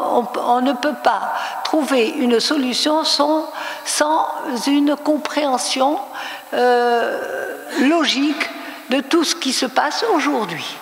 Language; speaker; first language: French; non-native, local second language; Arabic